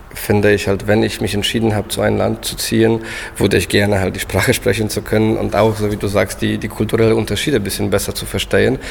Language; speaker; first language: German; non-native, fluent; Polish